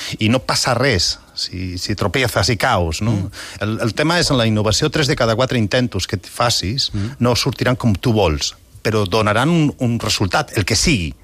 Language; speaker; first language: Catalan; non-native, local second language; Spanish